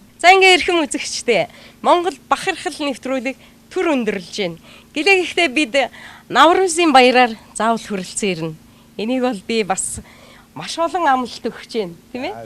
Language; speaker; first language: Mongolian; native; Mongolian